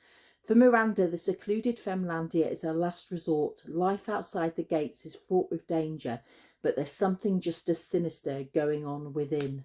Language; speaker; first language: English; native; English